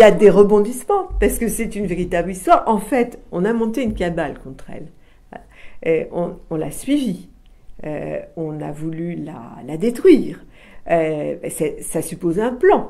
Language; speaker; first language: French; native; French